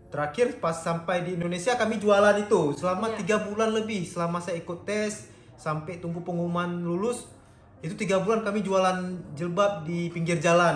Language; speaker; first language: Indonesian; native; Indonesian